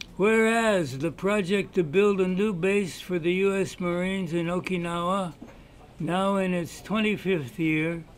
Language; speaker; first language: English; native; English